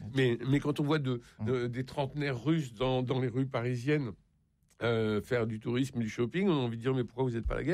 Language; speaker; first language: French; native; French